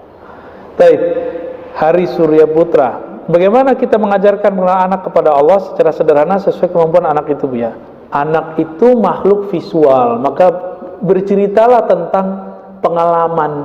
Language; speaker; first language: Indonesian; native; Indonesian